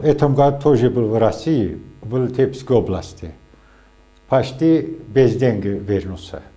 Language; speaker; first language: Russian; non-native, learner; Azerbaijani